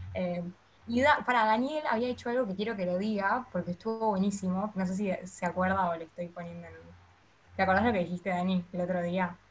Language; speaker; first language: Spanish; native; Spanish